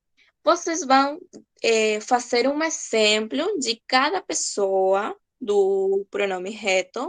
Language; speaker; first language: Portuguese; non-native, fluent; Spanish